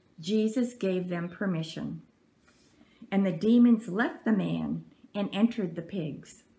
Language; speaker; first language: English; native; English